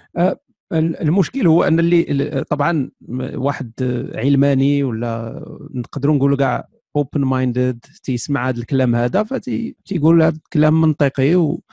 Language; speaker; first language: Arabic; native; Arabic